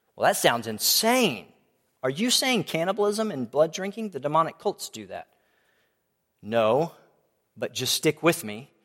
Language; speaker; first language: English; native; English